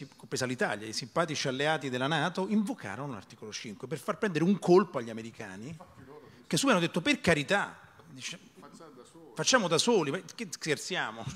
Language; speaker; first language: Italian; native; Italian